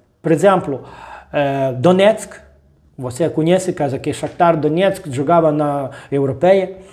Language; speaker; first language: Portuguese; non-native, learner; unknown